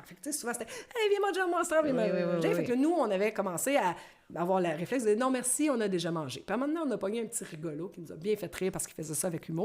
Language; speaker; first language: French; native; French